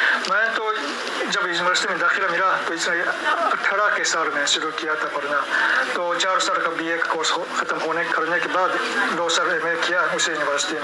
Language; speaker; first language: Hindi; non-native, fluent; Japanese